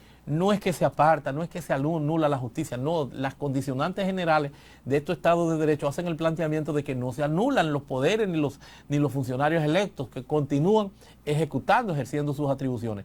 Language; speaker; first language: Spanish; native; Spanish